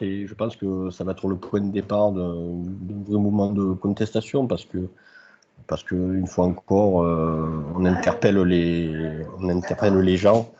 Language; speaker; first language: French; native; French